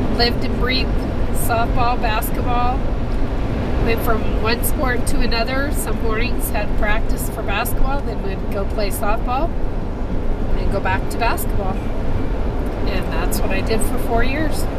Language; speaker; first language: English; native; English